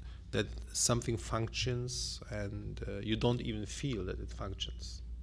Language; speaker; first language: English; non-native, fluent; Turkish